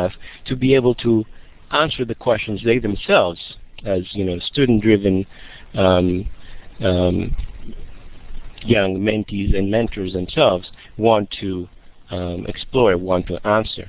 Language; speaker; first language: English; non-native, fluent; Greek